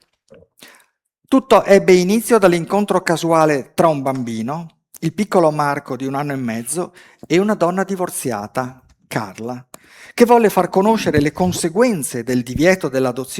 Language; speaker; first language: Italian; native; Italian